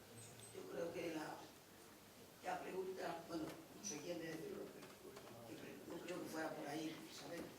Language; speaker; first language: Spanish; native; Spanish